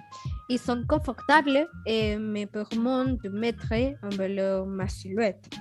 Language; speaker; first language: French; non-native, learner; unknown